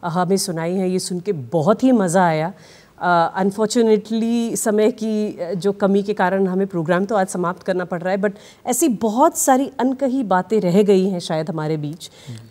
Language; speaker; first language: Hindi; native; Hindi